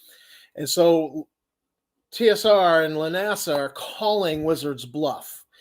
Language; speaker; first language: English; native; English